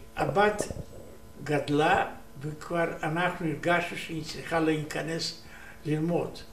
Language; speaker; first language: Hebrew; non-native, learner; Romanian